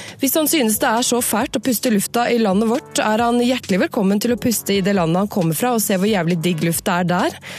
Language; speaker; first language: Norwegian; native; Norwegian